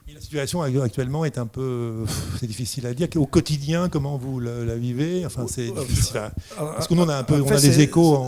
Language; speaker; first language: French; native; French